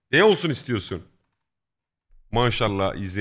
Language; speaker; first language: Turkish; native; Turkish